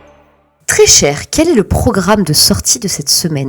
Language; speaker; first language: French; native; French